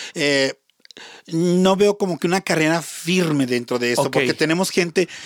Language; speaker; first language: Spanish; native; Spanish